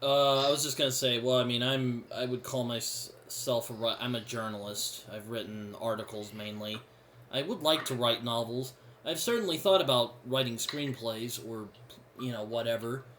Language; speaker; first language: English; native; English